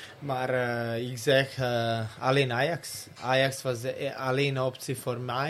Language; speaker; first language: Dutch; non-native, learner; Serbian